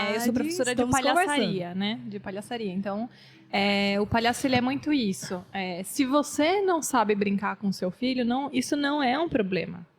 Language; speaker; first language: Portuguese; native; Portuguese